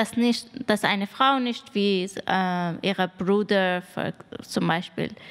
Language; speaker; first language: German; non-native, learner; Persian